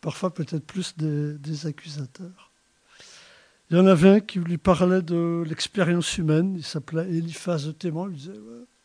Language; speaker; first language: French; native; French